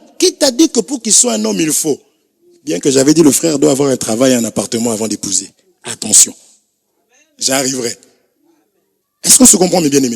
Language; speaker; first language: French; non-native, local second language; Lingala